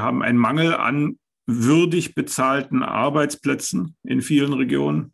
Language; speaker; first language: German; native; German